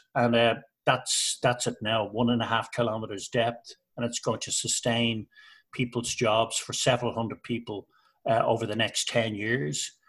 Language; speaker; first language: English; native; English